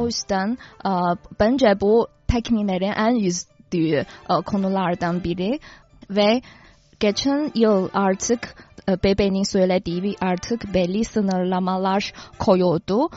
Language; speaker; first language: Turkish; non-native, fluent; Chinese